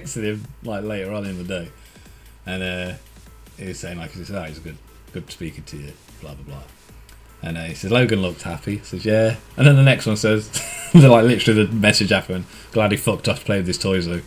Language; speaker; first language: English; native; English